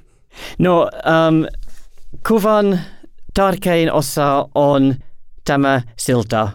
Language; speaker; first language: Finnish; non-native, learner; English